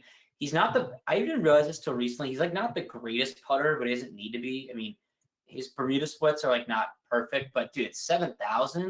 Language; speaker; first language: English; native; English